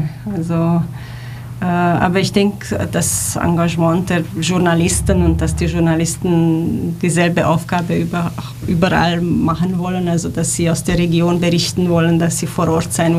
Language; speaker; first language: German; non-native, fluent; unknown